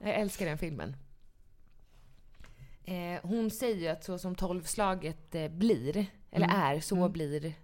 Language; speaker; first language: Swedish; native; Swedish